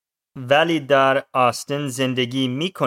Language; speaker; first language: Persian; non-native, learner; English